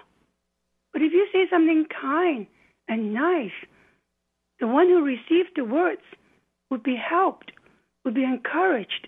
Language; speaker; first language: English; non-native, local second language; Cantonese